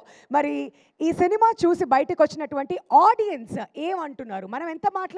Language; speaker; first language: Telugu; native; Telugu